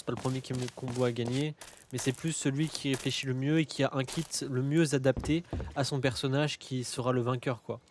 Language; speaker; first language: French; native; French